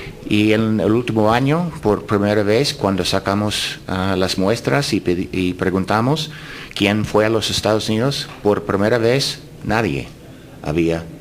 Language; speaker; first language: Spanish; non-native, fluent; English